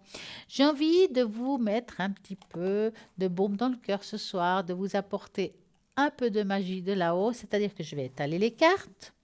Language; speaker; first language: French; native; French